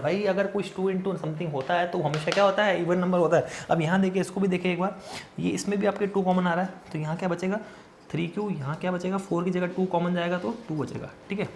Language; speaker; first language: Hindi; native; Hindi